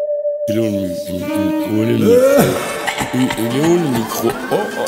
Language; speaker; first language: French; native; French